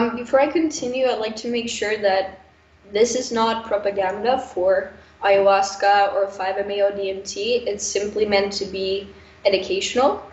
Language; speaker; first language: English; non-native, fluent; Norwegian